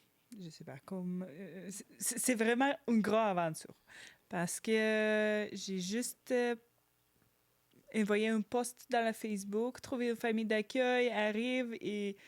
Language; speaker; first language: French; non-native, learner; Ukrainian